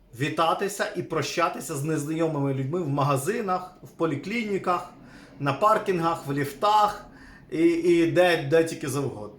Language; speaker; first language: Ukrainian; native; Ukrainian